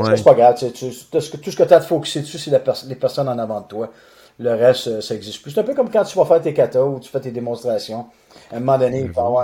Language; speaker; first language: French; native; French